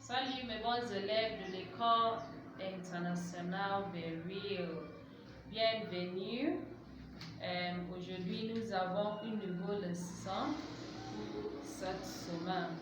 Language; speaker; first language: French; non-native, fluent; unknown